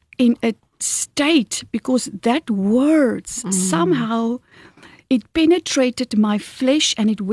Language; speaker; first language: English; non-native, fluent; Afrikaans